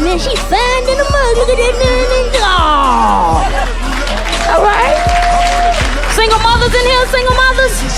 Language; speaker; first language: English; native; English